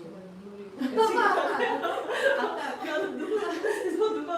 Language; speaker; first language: Korean; native; Korean